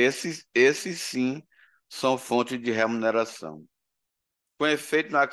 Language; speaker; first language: Portuguese; native; Portuguese